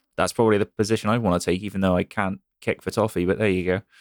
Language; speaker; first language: English; native; English